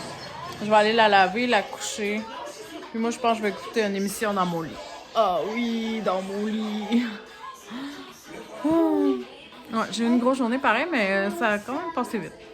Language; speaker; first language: French; native; French